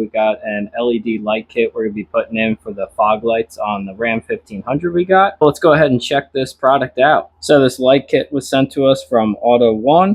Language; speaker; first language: English; native; English